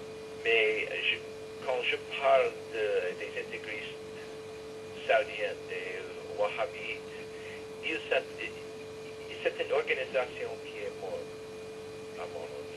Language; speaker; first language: French; non-native, fluent; English